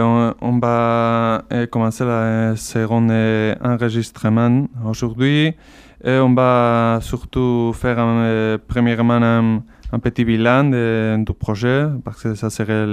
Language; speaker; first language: French; non-native, fluent; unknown